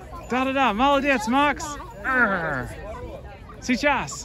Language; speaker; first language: Russian; non-native, learner; English